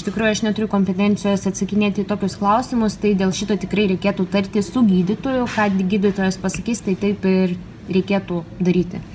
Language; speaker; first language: Lithuanian; non-native, local second language; Russian